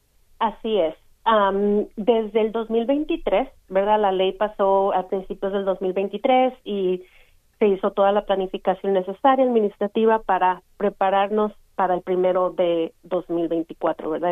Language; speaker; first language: Spanish; native; Spanish